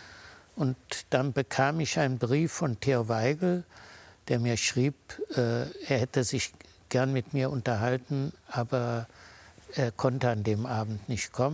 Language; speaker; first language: German; early bilingual, heritage; German